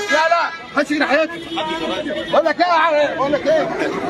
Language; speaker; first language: Arabic; native; Arabic